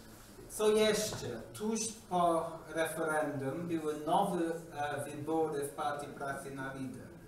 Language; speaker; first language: Polish; non-native, learner; English